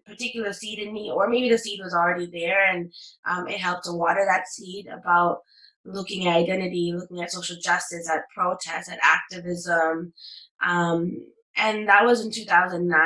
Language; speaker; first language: English; native; English